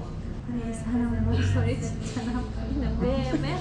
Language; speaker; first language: Korean; non-native, fluent; Persian